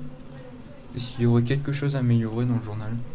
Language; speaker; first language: French; native; French